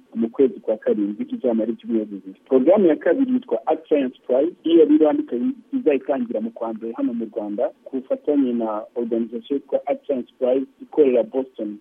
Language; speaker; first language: Kinyarwanda; early bilingual, heritage; Kinyarwanda